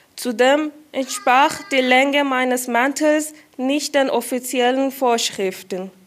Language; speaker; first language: German; non-native, fluent; Persian